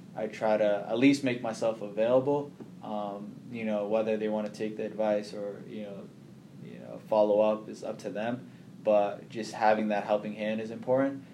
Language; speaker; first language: English; early bilingual, other home language; Somali